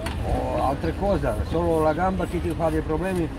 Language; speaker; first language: Italian; non-native, learner; Serbian